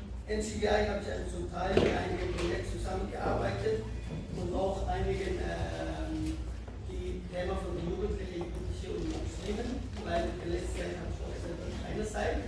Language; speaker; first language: German; non-native, fluent; Somali